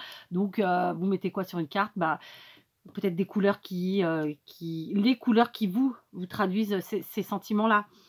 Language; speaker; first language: French; native; French